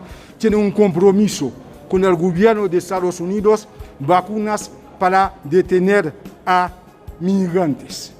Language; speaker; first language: Spanish; non-native, fluent; Haitian Creole